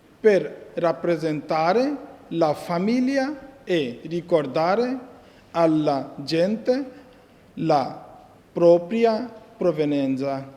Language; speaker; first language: Italian; non-native, fluent; Bangla